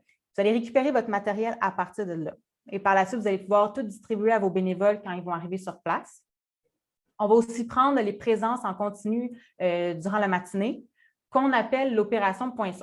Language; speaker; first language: French; native; French